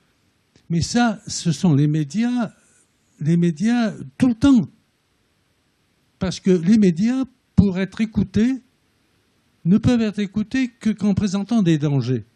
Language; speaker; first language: French; native; French